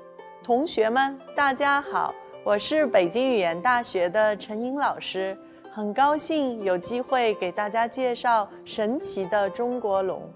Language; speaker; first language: Chinese; native; Chinese